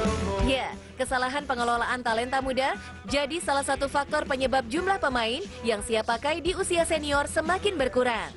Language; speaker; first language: Indonesian; native; Indonesian